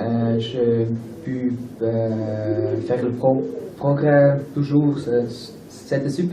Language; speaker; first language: French; non-native, local second language; German